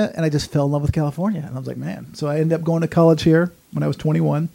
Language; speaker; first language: English; native; English